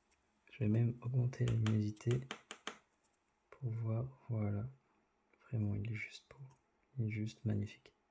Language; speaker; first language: French; native; French